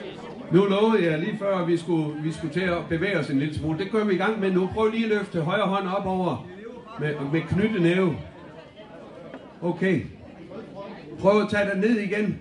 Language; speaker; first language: Danish; native; Danish